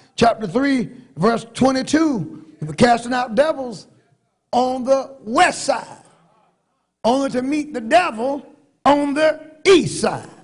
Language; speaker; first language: English; native; English